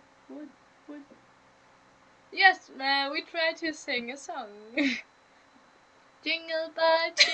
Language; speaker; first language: English; non-native, learner; German